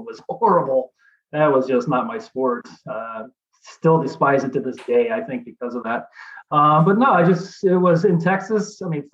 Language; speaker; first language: English; native; English